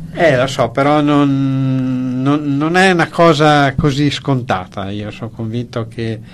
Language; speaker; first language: Italian; native; Italian